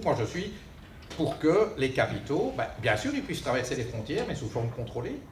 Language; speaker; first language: French; native; French